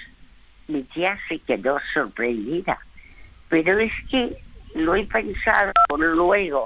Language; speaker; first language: Spanish; early bilingual, other home language; French